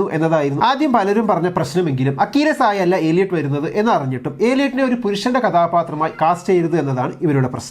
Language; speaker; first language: Malayalam; native; Malayalam